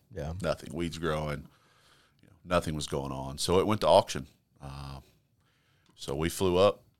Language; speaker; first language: English; native; English